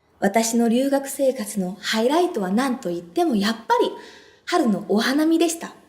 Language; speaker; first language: Japanese; non-native, fluent; Korean